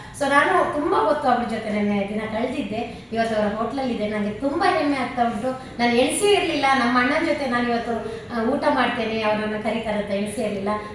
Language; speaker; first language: Kannada; non-native, local second language; Tulu